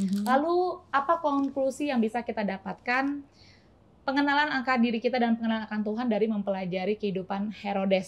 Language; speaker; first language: Indonesian; native; Indonesian